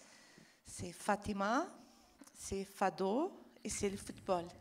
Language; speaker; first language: French; non-native, fluent; Portuguese